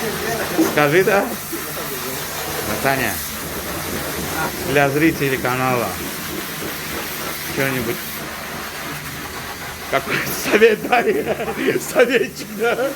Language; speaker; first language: Russian; native; Russian